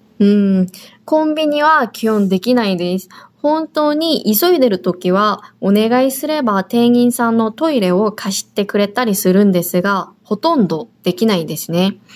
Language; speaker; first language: Japanese; non-native, fluent; Korean